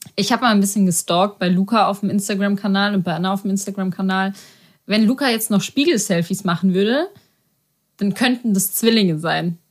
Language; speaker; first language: German; native; German